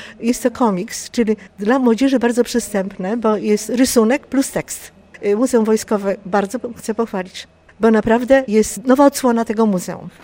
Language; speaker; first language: Polish; native; Polish